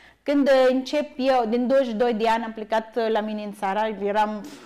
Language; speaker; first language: Romanian; non-native, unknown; Filipino